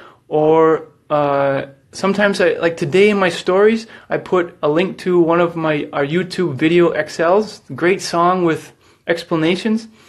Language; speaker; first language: English; native; English